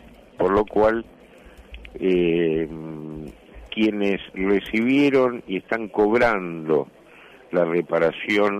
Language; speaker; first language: Spanish; native; Spanish